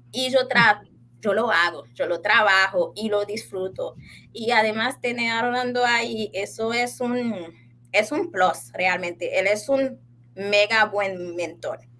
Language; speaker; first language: Spanish; non-native, fluent; Haitian Creole